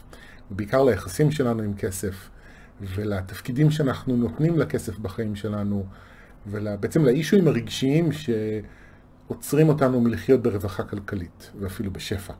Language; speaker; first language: Hebrew; native; Hebrew